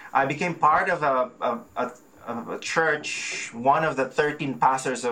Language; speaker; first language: English; non-native, local second language; Filipino